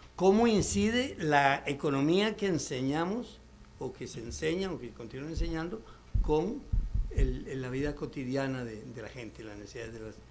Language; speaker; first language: Spanish; native; Spanish